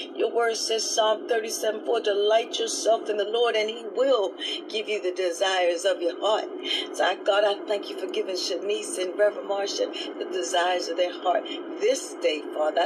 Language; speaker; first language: English; native; English